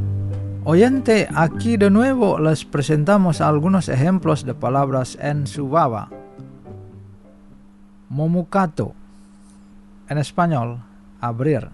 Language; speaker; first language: Spanish; non-native, fluent; Indonesian